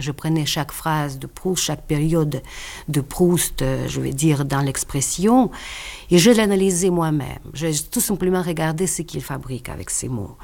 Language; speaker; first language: French; non-native, fluent; Russian